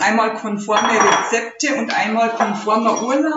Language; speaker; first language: German; native; German